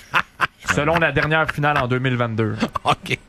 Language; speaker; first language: French; native; French